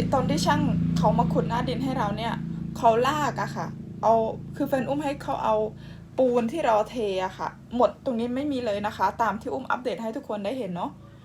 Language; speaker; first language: Thai; native; Thai